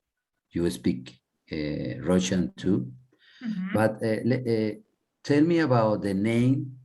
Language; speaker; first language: English; non-native, learner; Spanish